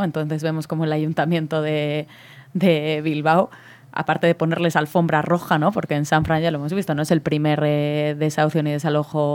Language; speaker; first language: Spanish; native; Spanish